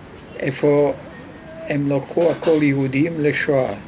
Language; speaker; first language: Hebrew; non-native, fluent; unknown